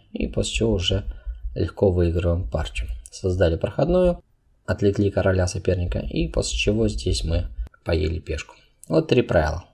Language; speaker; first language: Russian; non-native, local second language; Uzbek